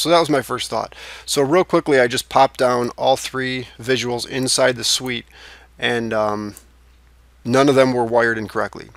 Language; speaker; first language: English; native; English